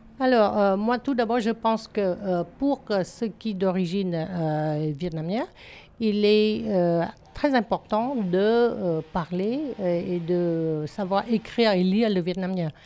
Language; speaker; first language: French; non-native, fluent; Vietnamese